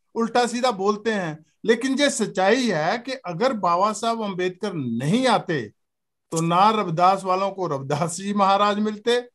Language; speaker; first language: Hindi; native; Hindi